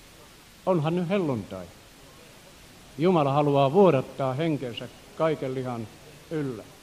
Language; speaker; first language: Finnish; native; Finnish